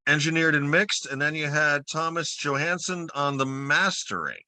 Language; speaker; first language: English; native; English